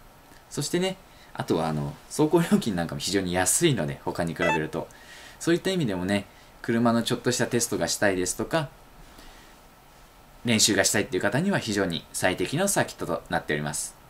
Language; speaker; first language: Japanese; native; Japanese